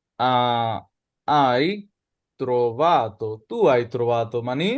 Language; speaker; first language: Italian; non-native, learner; Bangla